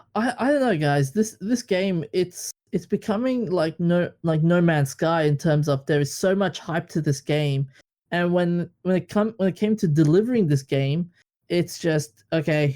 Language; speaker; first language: English; native; English